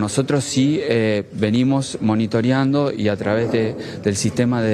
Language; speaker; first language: Spanish; native; Spanish